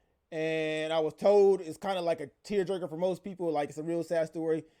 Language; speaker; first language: English; native; English